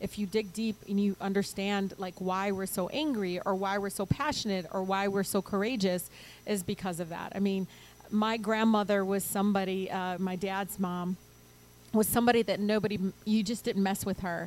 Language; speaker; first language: English; early bilingual, other home language; Arabic